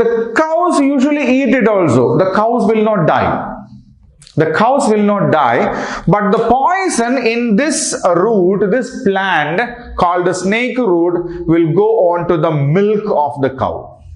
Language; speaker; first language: English; non-native, local second language; Telugu